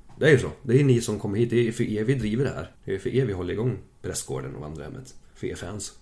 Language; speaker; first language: Swedish; early bilingual, other home language; German